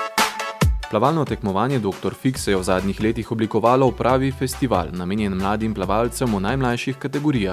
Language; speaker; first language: Slovenian; native; Slovenian